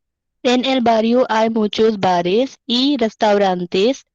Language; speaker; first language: Spanish; non-native, learner; Hindi